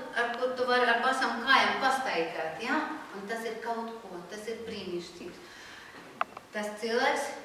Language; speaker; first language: Latvian; non-native, local second language; Russian